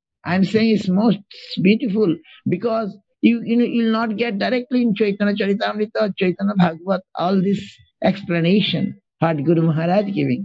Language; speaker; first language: English; non-native, local second language; Bangla